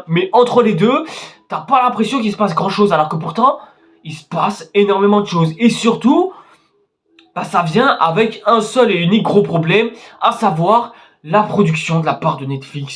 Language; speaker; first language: French; native; French